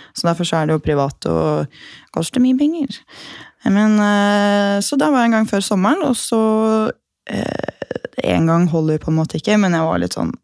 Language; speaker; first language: Norwegian; native; Norwegian